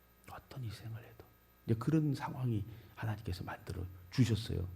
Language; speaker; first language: Korean; native; Korean